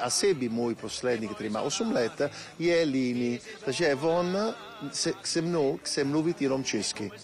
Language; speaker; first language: Czech; non-native, fluent; Italian